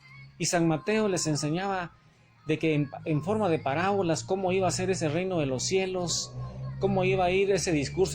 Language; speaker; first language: Spanish; native; Spanish